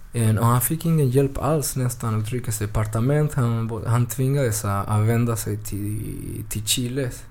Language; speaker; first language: Swedish; early bilingual, other home language; Spanish